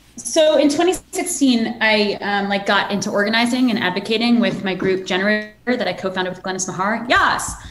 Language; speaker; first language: English; native; English